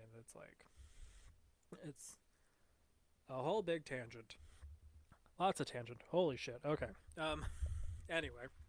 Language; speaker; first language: English; native; English